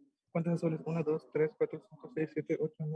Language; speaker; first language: Spanish; native; Spanish